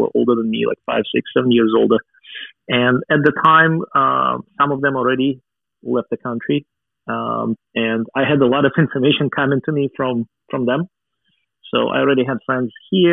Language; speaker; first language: English; non-native, fluent; Russian